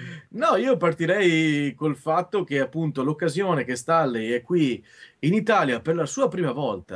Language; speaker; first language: Italian; native; Italian